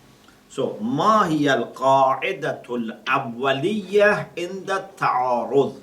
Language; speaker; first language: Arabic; non-native, fluent; Persian